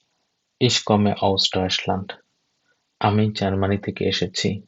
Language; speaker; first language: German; non-native, fluent; Bangla